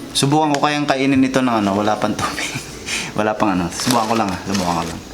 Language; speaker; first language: Filipino; native; Filipino